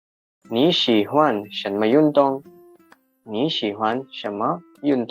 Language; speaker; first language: Chinese; non-native, fluent; Hindi